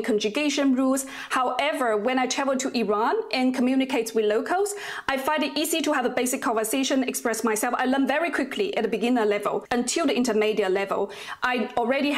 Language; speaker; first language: English; non-native, fluent; Chinese